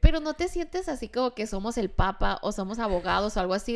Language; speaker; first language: Spanish; early bilingual, heritage; Spanish